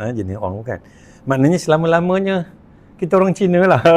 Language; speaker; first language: Malay; non-native, local second language; Min Nan Chinese